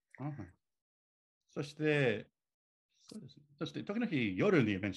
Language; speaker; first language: Japanese; non-native, learner; English